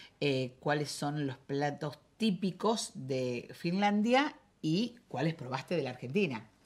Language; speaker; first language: Spanish; native; Spanish